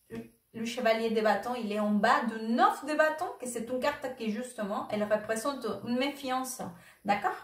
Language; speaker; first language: French; non-native, fluent; Spanish